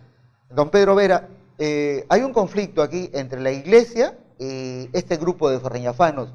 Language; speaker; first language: Spanish; native; Spanish